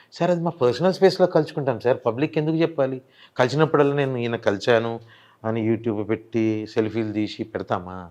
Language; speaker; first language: Telugu; native; Telugu